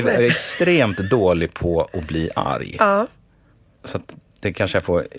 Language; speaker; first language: Swedish; native; Swedish